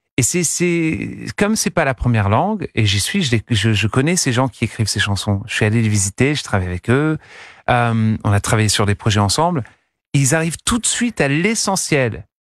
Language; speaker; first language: French; non-native, fluent; English